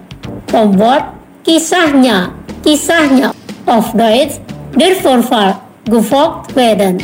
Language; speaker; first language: German; non-native, learner; Indonesian